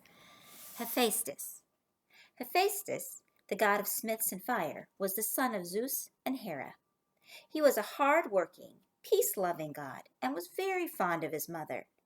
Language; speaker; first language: English; native; English